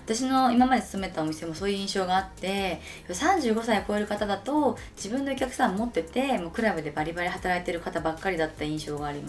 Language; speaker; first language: Japanese; native; Japanese